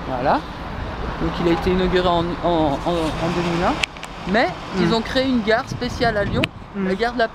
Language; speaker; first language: French; native; French